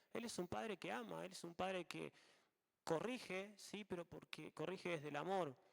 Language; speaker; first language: Spanish; native; Spanish